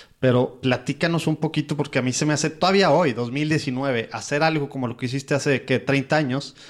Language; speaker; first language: Spanish; native; Spanish